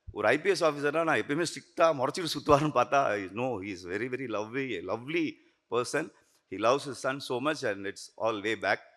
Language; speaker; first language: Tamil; native; Tamil